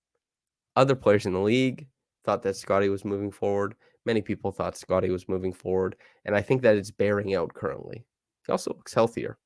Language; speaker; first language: English; native; English